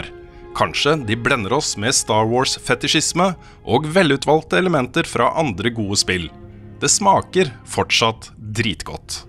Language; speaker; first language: Norwegian; native; Norwegian